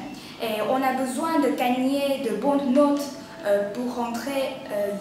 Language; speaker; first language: French; non-native, learner; Chinese